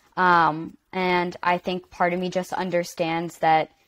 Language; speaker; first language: English; native; English